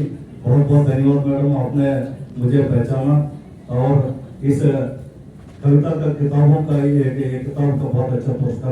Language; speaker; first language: Hindi; non-native, local second language; Telugu